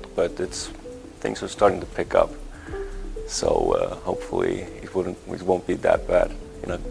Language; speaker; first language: English; non-native, fluent; Swedish